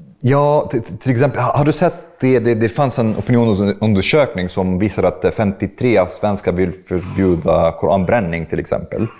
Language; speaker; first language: Swedish; non-native, fluent; Arabic